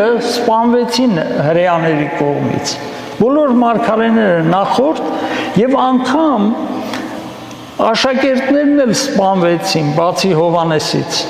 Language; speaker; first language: Armenian; native; Armenian